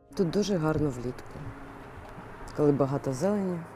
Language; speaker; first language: Ukrainian; non-native, local second language; Russian